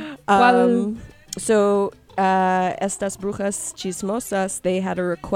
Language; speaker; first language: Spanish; non-native, learner; English